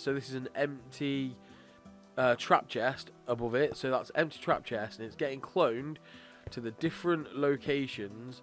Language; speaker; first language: English; native; English